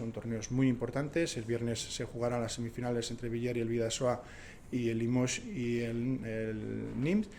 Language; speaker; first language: Spanish; native; Spanish